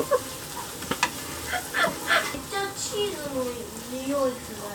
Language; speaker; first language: Japanese; native; Japanese